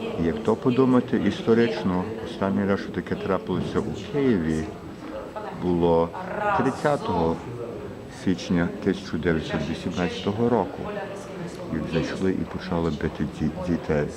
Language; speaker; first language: Ukrainian; early bilingual, heritage; Ukrainian